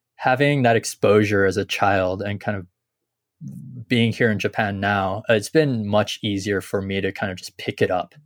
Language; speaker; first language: English; native; English